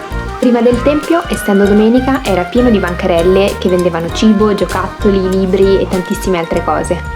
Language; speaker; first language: Italian; native; Italian